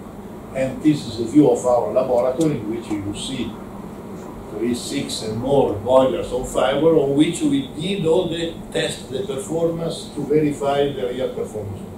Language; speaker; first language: English; non-native, learner; Italian